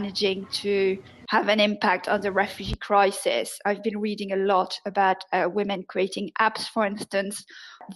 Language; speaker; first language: English; non-native, fluent; French